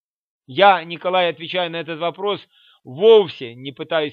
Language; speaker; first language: Russian; native; Russian